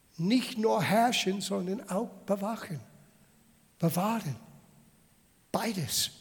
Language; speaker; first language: German; non-native, fluent; English